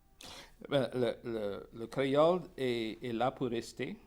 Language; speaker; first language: French; non-native, local second language; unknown